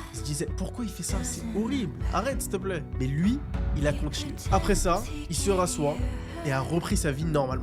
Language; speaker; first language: French; native; French